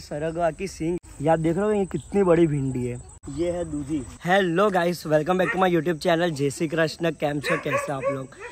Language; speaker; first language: Hindi; non-native, local second language; Gujarati